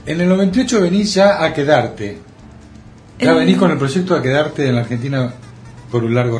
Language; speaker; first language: Spanish; native; Spanish